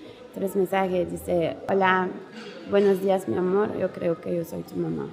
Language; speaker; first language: Spanish; non-native, learner; French